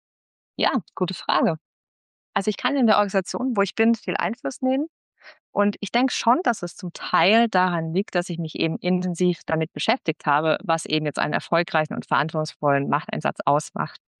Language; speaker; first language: German; native; German